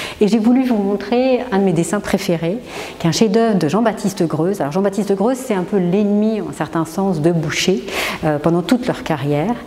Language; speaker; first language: French; native; French